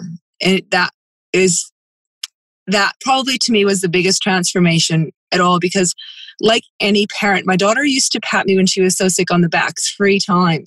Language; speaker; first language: English; native; English